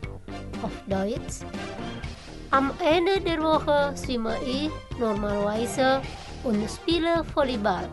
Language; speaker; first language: German; non-native, fluent; Indonesian